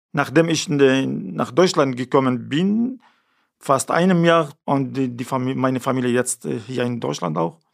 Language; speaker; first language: German; non-native, learner; Kurdish